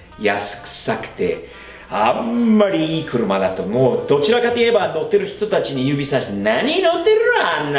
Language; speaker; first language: Japanese; non-native, fluent; English